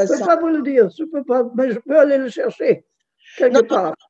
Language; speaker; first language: French; non-native, fluent; German